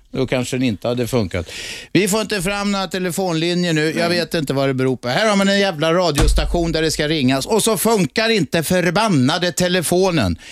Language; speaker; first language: Swedish; native; Swedish